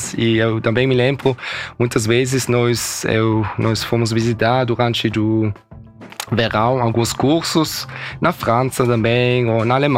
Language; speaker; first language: Portuguese; early bilingual, heritage; Portuguese